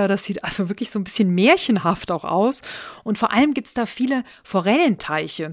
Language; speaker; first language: German; native; German